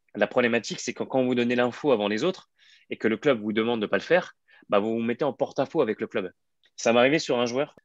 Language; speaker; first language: French; native; French